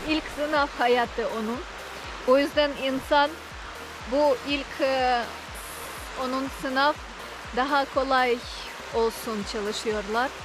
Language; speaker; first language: Turkish; non-native, learner; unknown